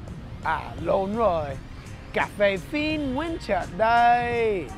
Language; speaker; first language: Vietnamese; early bilingual, heritage; English